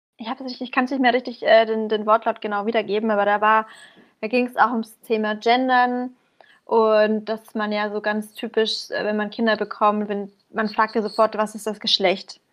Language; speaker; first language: German; early bilingual, other home language; Persian